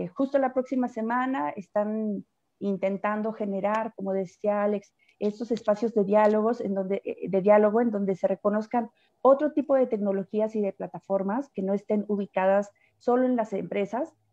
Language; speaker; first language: Spanish; native; Spanish